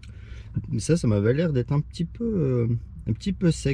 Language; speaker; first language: French; native; French